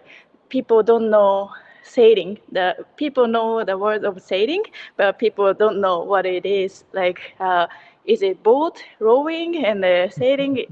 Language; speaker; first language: English; non-native, learner; Japanese